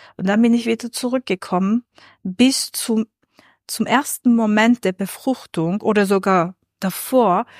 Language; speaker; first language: German; non-native, fluent; Armenian